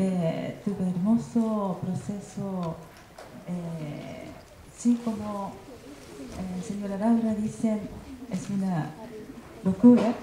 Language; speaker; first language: Spanish; non-native, learner; Japanese